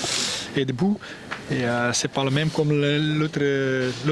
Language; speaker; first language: French; non-native, local second language; Dutch